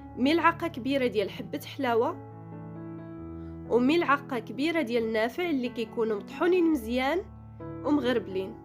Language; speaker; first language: Arabic; native; Arabic